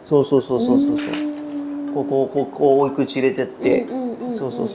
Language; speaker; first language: Japanese; native; Japanese